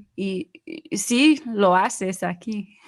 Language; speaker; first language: Spanish; non-native, fluent; English